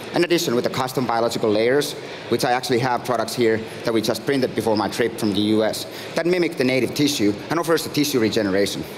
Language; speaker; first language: English; non-native, fluent; Finnish